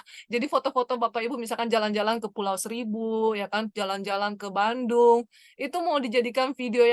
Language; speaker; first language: Indonesian; native; Indonesian